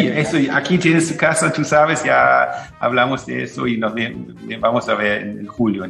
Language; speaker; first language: Spanish; non-native, fluent; German